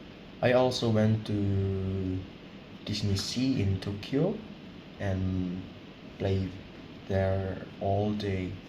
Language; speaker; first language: English; non-native, learner; Indonesian